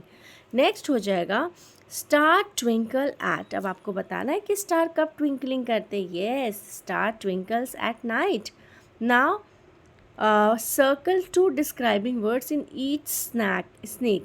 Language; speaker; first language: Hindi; native; Hindi